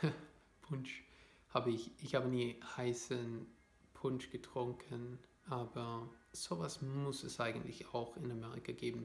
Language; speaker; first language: German; non-native, fluent; English